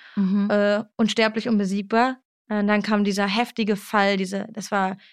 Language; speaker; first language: German; native; German